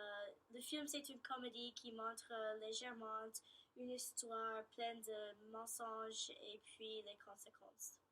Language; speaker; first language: French; non-native, learner; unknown